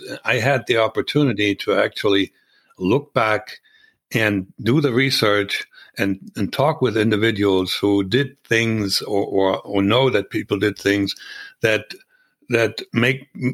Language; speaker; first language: English; non-native, fluent; German